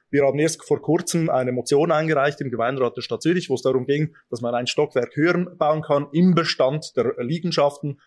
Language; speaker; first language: German; early bilingual, other home language; Albanian